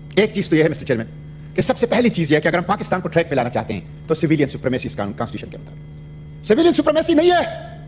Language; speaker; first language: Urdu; non-native, local second language; Pashto